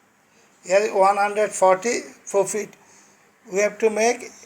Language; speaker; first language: English; non-native, fluent; Bangla